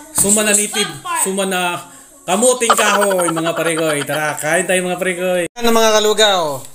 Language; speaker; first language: Filipino; non-native, local second language; Cebuano